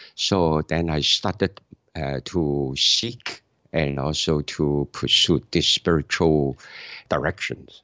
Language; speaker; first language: English; non-native, local second language; Cantonese